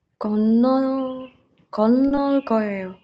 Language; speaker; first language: Korean; non-native, learner; Indonesian